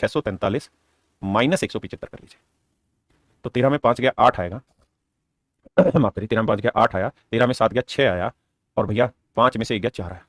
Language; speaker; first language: Hindi; native; Hindi